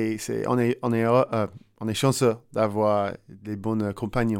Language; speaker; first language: French; non-native, learner; English